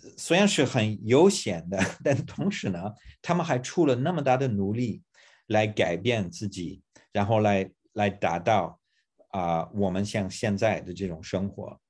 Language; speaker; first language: Chinese; non-native, fluent; English